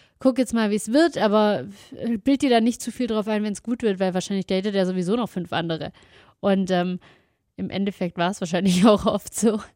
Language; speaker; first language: German; native; German